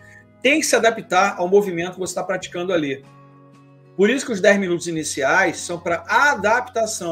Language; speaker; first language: Portuguese; native; Portuguese